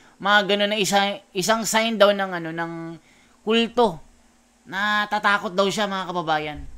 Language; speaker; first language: Filipino; native; Filipino